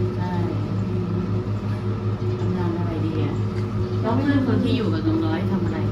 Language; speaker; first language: Thai; native; Thai